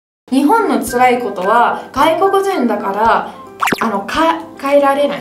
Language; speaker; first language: Japanese; non-native, fluent; Italian